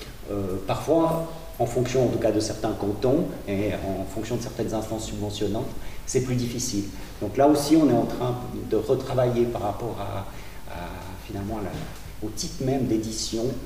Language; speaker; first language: French; native; French